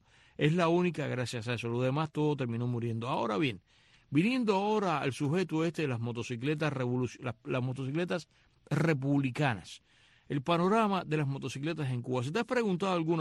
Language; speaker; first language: Spanish; native; Spanish